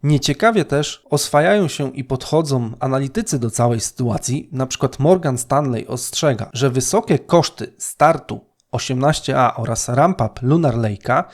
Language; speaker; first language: Polish; native; Polish